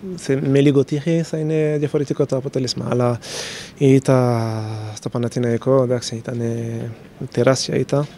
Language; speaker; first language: Greek; non-native, fluent; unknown